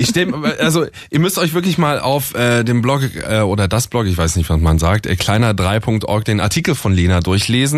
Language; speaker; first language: German; native; German